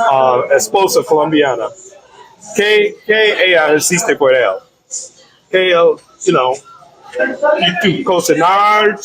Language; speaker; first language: Spanish; non-native, learner; English